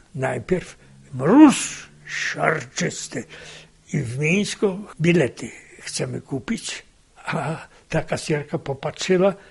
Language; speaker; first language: Polish; native; Polish